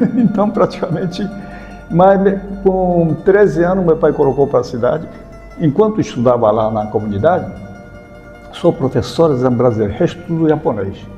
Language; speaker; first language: Portuguese; early bilingual, other home language; Japanese